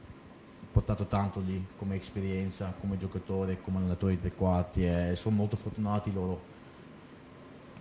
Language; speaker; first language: Italian; non-native, fluent; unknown